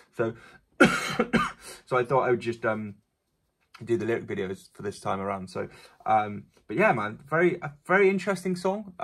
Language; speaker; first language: English; native; English